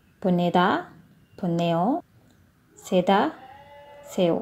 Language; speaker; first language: Korean; non-native, local second language; Indonesian